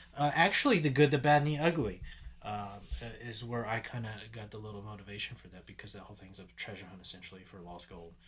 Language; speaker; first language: English; native; English